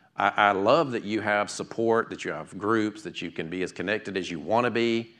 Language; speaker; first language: English; native; English